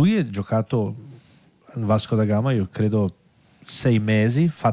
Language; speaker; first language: Italian; non-native, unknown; Portuguese